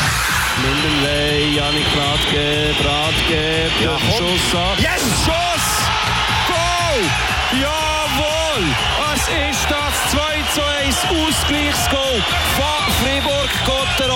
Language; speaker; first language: German; native; German